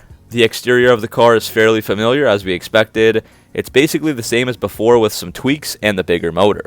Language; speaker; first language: English; native; English